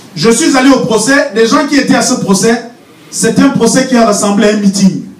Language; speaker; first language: French; non-native, local second language; Fang